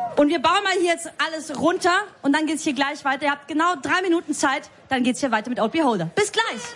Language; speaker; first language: German; non-native, fluent; Bulgarian